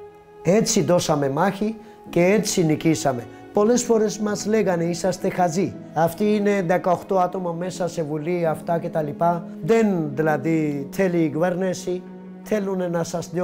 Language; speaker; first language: Greek; non-native, fluent; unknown